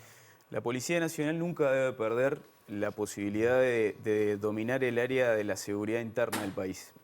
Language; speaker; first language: Spanish; native; Spanish